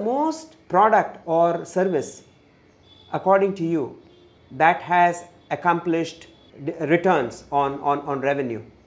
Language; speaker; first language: English; non-native, local second language; Malayalam